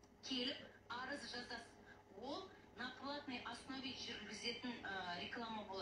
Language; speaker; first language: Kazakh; non-native, local second language; Russian